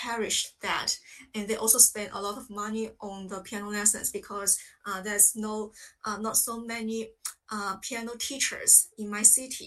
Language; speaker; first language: English; non-native, fluent; Chinese